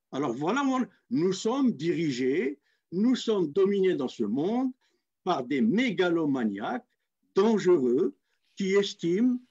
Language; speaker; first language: French; non-native, local second language; Kabyle